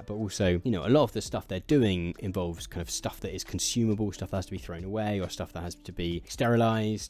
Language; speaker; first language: English; native; English